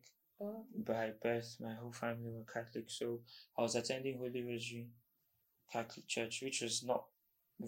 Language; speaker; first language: English; non-native, local second language; Igbo